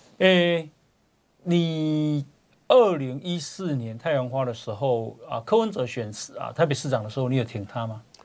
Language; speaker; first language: Chinese; native; Chinese